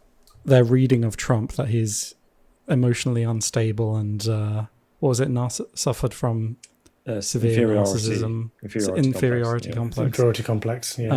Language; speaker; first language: English; native; English